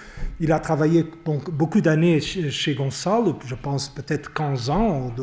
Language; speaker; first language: French; non-native, fluent; Portuguese